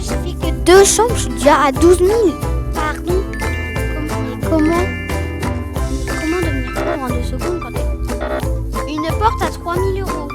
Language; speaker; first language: French; native; French